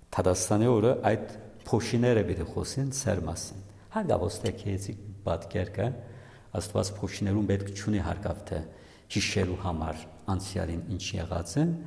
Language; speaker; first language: Armenian; early bilingual, heritage; Armenian